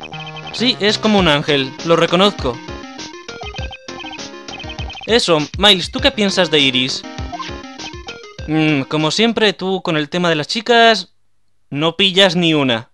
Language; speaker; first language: Spanish; native; Spanish